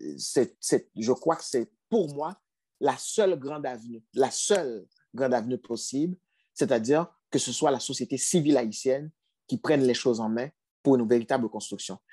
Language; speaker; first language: French; non-native, local second language; Haitian Creole